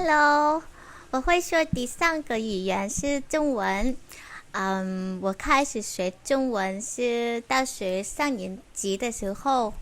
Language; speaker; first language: Chinese; non-native, fluent; Vietnamese